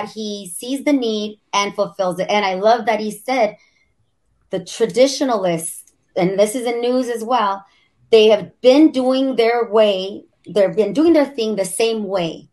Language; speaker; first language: English; native; English